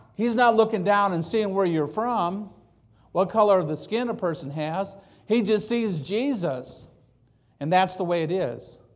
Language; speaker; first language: English; early bilingual, other home language; Polish